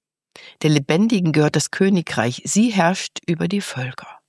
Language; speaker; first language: German; native; German